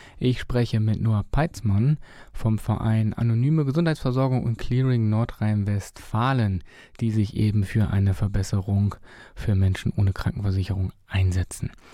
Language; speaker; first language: German; native; German